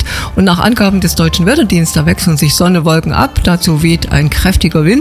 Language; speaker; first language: German; native; German